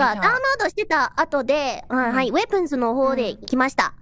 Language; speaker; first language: Japanese; native; Japanese